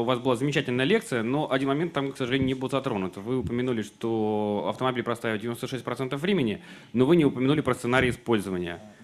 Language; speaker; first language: Russian; native; Russian